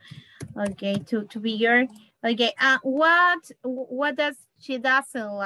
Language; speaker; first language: English; non-native, learner; Spanish